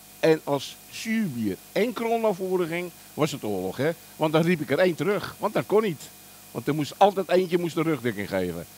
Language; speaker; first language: Dutch; early bilingual, other home language; German